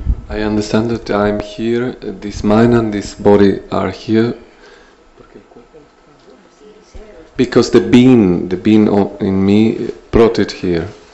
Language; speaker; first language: English; non-native, learner; Spanish